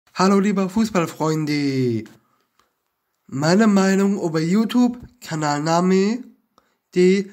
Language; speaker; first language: German; non-native, learner; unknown